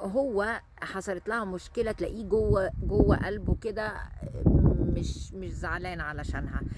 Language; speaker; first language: Arabic; native; Arabic